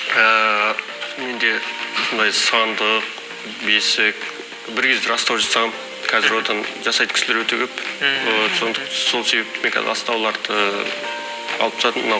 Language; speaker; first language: Kazakh; early bilingual, heritage; Kazakh